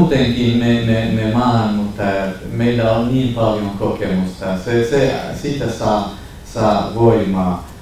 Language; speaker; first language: Finnish; non-native, fluent; Kurdish